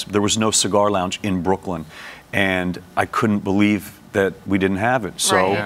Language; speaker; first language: English; native; English